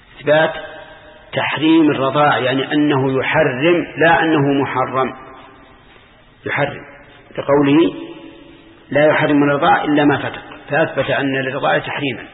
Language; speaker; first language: Arabic; native; Arabic